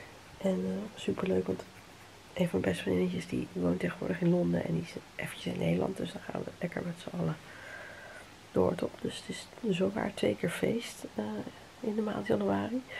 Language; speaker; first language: Dutch; native; Dutch